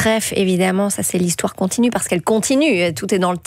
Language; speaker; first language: French; native; French